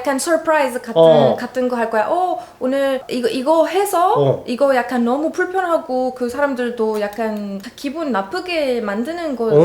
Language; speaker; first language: Korean; non-native, fluent; Arabic